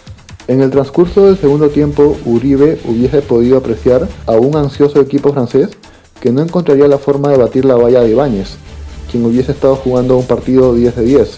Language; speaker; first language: Spanish; native; Spanish